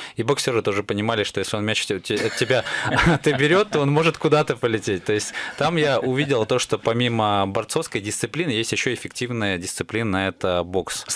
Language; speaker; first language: Russian; native; Russian